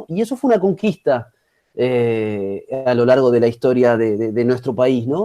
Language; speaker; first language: Spanish; native; Spanish